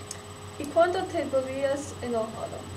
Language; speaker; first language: Spanish; non-native, learner; English